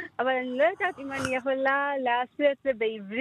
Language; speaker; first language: Hebrew; non-native, learner; Turkish